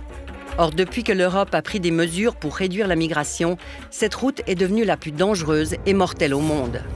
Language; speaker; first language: French; native; French